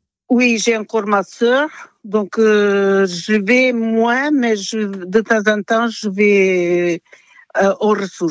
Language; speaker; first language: French; non-native, fluent; Portuguese